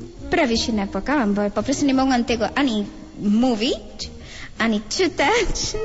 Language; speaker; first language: Polish; non-native, fluent; Spanish